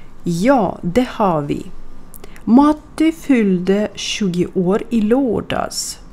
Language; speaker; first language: Swedish; non-native, fluent; Ukrainian